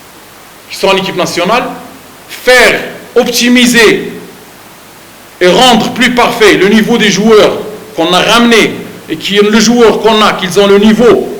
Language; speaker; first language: French; non-native, fluent; Arabic